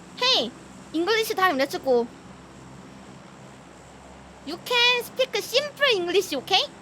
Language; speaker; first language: English; non-native, learner; Korean